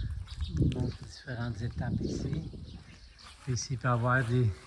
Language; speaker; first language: French; native; French